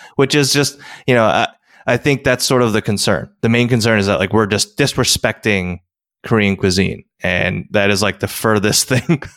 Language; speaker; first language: English; native; English